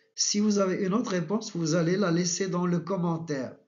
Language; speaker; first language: French; non-native, local second language; Arabic